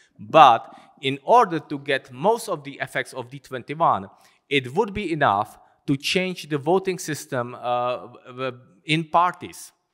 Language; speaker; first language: English; non-native, fluent; Czech